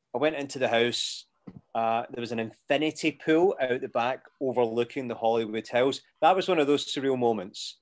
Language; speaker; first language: English; native; English